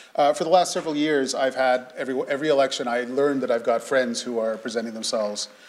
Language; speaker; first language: English; native; English